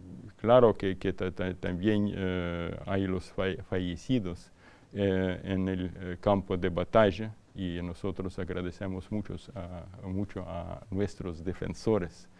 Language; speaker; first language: Spanish; non-native, fluent; Ukrainian